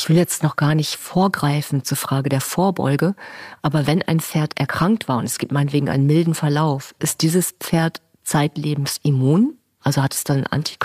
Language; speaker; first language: German; native; German